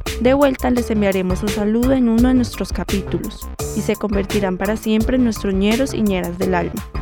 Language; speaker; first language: Spanish; native; Spanish